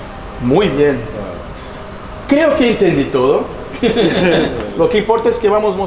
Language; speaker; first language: Spanish; non-native, learner; Portuguese